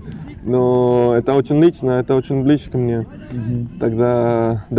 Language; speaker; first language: Russian; non-native, learner; Spanish